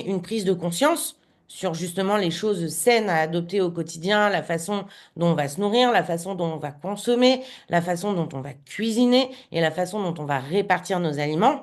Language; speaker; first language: French; native; French